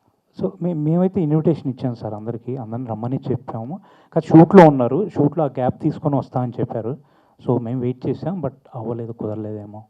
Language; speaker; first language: Telugu; native; Telugu